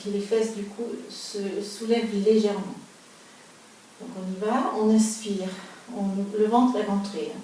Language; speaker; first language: French; native; French